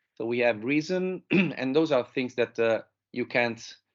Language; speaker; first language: English; non-native, fluent; Italian